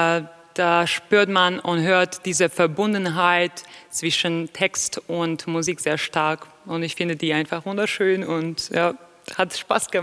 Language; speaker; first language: German; non-native, fluent; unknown